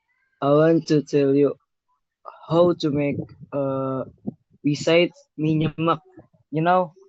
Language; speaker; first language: English; non-native, learner; Indonesian